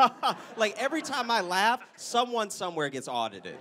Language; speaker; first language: English; native; English